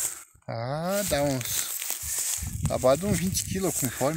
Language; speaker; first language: Portuguese; native; Portuguese